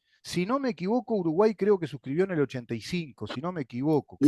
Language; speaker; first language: Spanish; native; Spanish